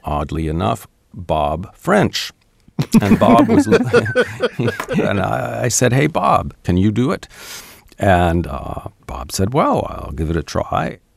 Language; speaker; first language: English; native; English